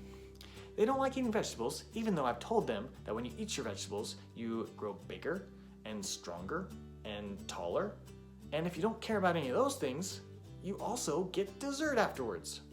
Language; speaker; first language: English; native; English